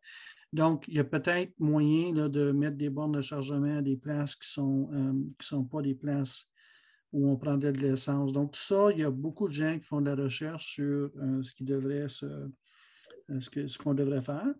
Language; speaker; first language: French; native; French